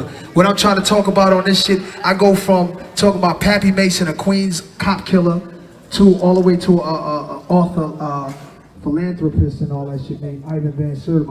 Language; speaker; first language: English; native; English